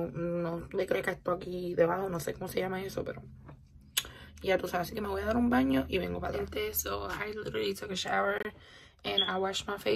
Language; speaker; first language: Spanish; early bilingual, heritage; Spanish